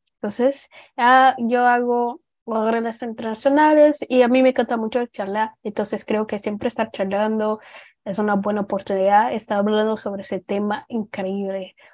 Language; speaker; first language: Spanish; non-native, fluent; Portuguese